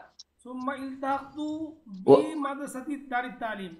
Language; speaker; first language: Arabic; non-native, fluent; Bangla